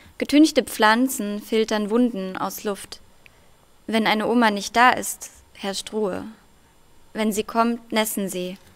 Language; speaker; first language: German; early bilingual, other home language; Russian